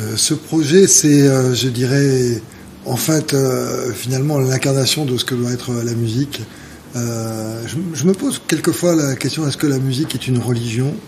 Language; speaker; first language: French; native; French